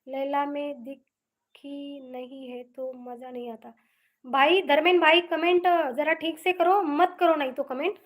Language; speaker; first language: Hindi; non-native, local second language; Marathi